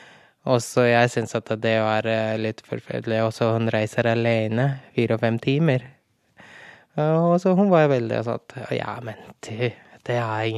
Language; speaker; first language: Norwegian; non-native, learner; Urdu